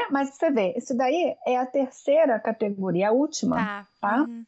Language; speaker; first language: Portuguese; native; Portuguese